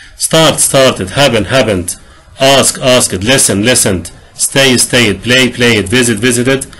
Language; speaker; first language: English; non-native, fluent; Arabic